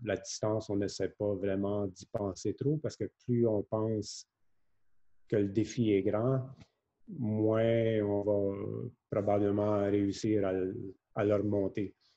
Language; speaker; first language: French; native; French